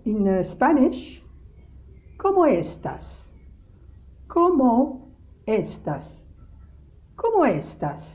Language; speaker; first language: Spanish; non-native, learner; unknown